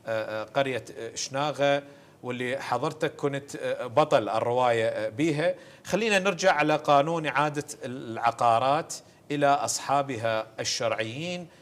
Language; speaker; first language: Arabic; native; Arabic